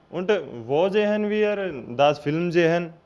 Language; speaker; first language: German; non-native, learner; Hindi